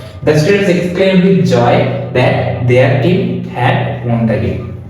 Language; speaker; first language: English; non-native, local second language; Bangla